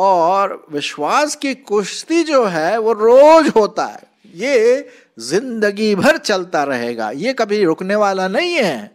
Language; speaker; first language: Hindi; non-native, local second language; Marathi